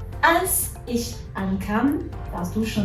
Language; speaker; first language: German; non-native, fluent; French